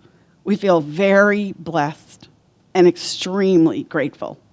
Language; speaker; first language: English; native; English